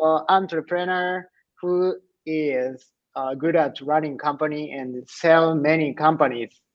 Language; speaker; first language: English; non-native, learner; Japanese